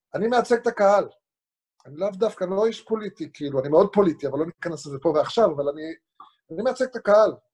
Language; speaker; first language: Hebrew; native; Hebrew